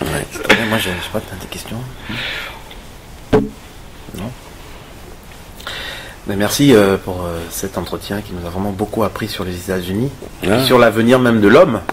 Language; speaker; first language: French; native; French